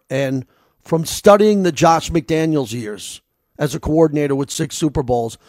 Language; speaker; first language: English; native; English